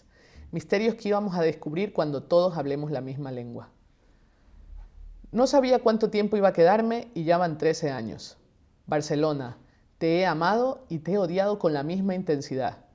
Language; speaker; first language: Spanish; native; Spanish